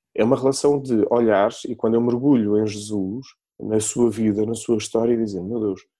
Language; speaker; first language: Portuguese; native; Portuguese